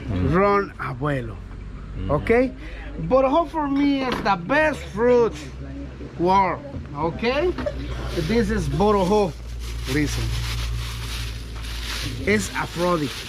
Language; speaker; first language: English; non-native, learner; Spanish